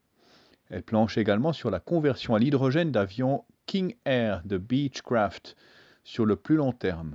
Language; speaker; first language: French; native; French